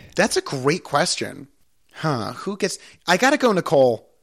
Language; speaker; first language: English; native; English